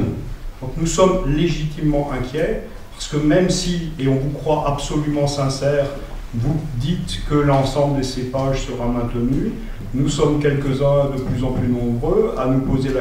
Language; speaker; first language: French; native; French